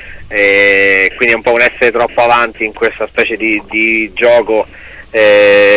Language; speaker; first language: Italian; native; Italian